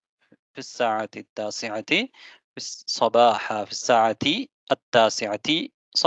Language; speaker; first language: Arabic; non-native, fluent; Tamil